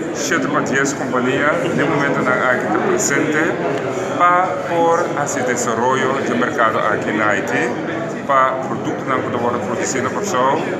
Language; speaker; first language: Portuguese; non-native, learner; Papiamento